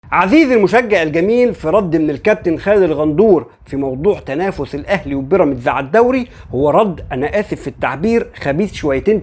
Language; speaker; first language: Arabic; native; Arabic